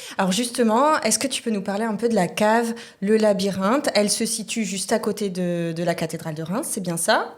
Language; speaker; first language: French; native; French